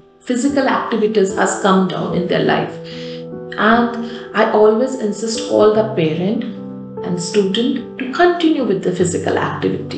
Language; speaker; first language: English; non-native, local second language; Hindi